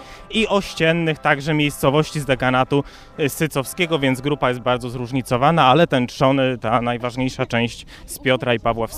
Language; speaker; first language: Polish; native; Polish